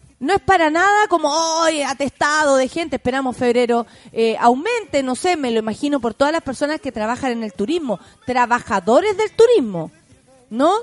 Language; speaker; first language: Spanish; native; Spanish